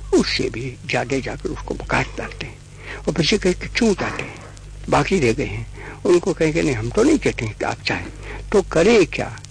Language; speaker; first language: Hindi; non-native, local second language; Gujarati